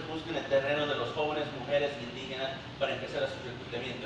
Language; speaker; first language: Spanish; early bilingual, heritage; Spanish